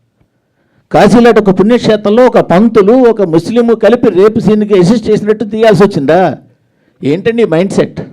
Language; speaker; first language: Telugu; native; Telugu